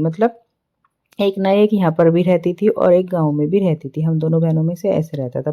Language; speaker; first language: Hindi; native; Hindi